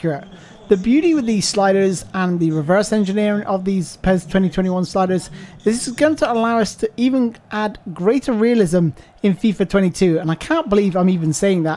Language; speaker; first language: English; native; English